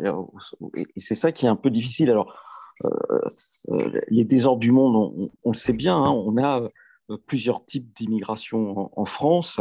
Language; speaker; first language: French; native; French